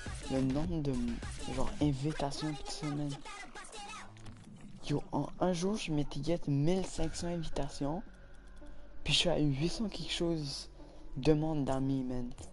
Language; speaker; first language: French; native; French